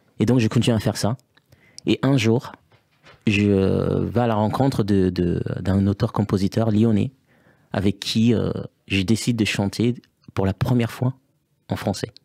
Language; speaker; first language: French; non-native, fluent; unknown